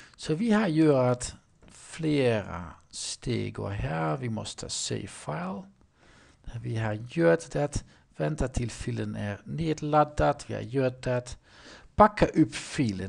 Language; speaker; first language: Swedish; non-native, learner; Dutch